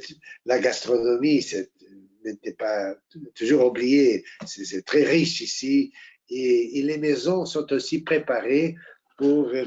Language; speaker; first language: French; non-native, fluent; Portuguese